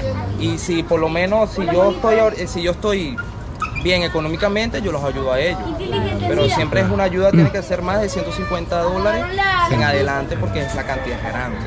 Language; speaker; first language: Spanish; native; Spanish